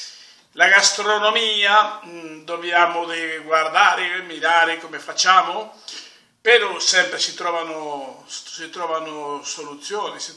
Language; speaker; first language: Italian; non-native, fluent; Spanish